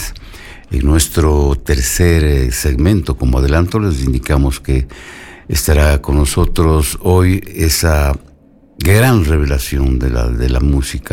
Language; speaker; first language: Spanish; native; Spanish